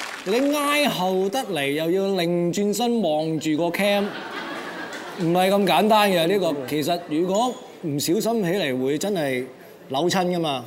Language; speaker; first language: Cantonese; native; Cantonese